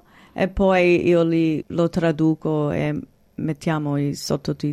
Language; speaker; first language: Italian; early bilingual, heritage; English